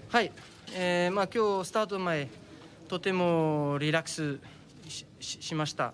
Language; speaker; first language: Japanese; non-native, fluent; French